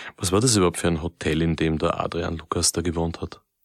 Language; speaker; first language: German; native; German